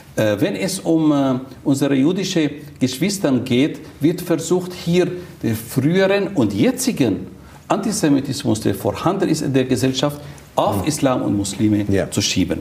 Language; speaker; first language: German; non-native, fluent; Arabic